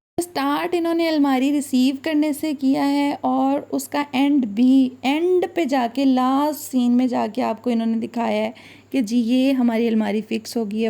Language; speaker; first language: Urdu; native; Urdu